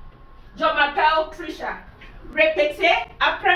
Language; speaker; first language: French; non-native, fluent; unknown